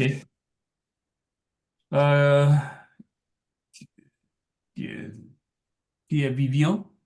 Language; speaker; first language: French; non-native, learner; English